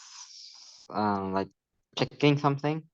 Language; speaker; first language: English; non-native, learner; Vietnamese